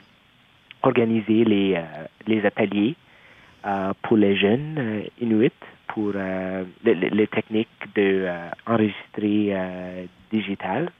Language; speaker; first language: French; non-native, local second language; English